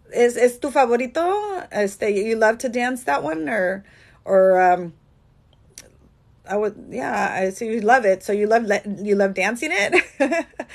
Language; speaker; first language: English; early bilingual, other home language; Spanish